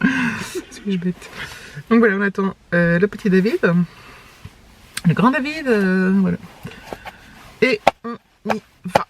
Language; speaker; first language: French; native; French